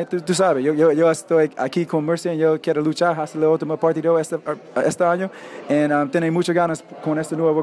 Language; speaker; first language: Spanish; non-native, learner; English